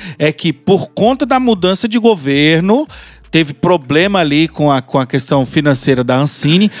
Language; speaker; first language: Portuguese; native; Portuguese